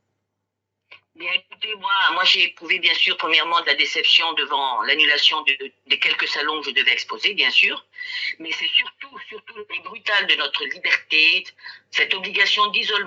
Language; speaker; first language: French; native; French